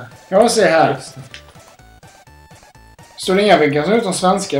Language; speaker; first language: Swedish; native; Swedish